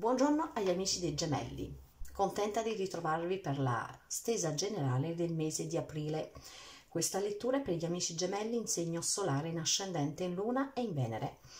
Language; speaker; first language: Italian; early bilingual, heritage; Italian